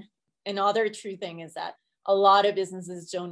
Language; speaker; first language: English; non-native, fluent; Spanish